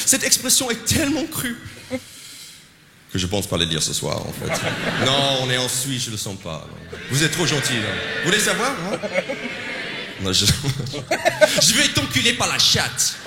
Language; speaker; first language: French; non-native, fluent; English